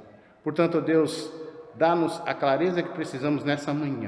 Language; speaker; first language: Portuguese; native; Portuguese